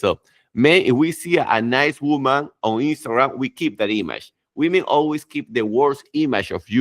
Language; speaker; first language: English; non-native, fluent; Spanish